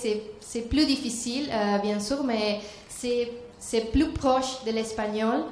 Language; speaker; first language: French; non-native, learner; Spanish